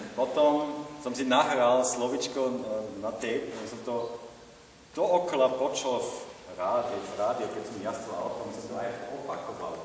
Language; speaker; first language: Slovak; non-native, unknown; German